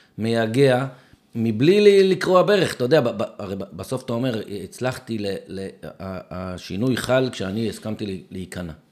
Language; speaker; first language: Hebrew; native; Hebrew